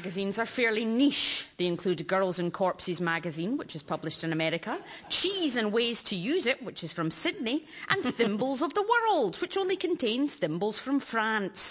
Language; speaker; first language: English; native; English